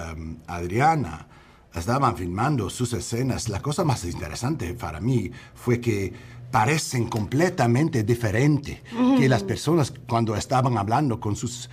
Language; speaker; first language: Spanish; non-native, learner; English